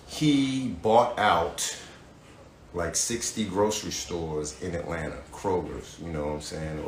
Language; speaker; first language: English; native; English